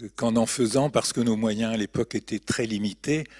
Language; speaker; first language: French; native; French